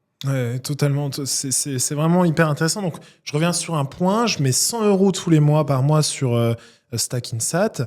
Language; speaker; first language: French; native; French